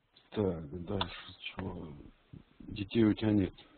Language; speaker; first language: Russian; native; Russian